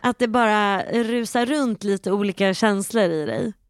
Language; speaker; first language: Swedish; native; Swedish